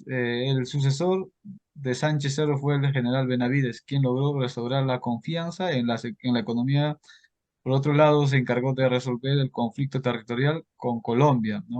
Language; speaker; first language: Spanish; native; Spanish